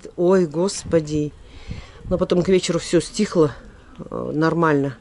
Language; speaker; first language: Russian; native; Russian